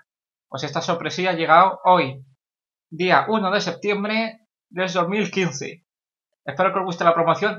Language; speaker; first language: Spanish; native; Spanish